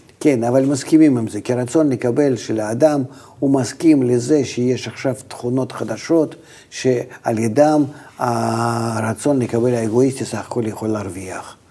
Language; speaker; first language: Hebrew; non-native, fluent; Russian